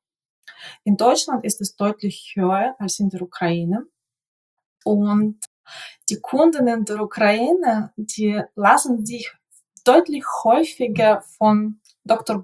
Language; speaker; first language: German; non-native, fluent; Ukrainian